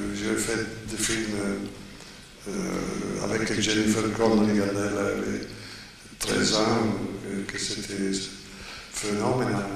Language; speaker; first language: French; non-native, fluent; Italian